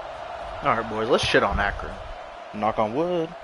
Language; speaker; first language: English; native; English